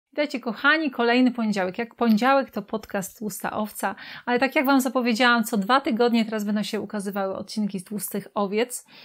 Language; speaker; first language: Polish; native; Polish